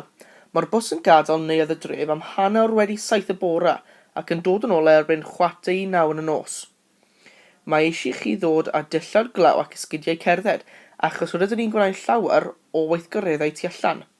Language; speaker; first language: Welsh; non-native, local second language; English